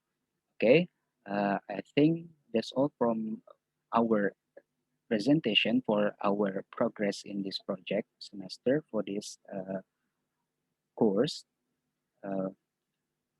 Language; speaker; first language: English; non-native, fluent; Indonesian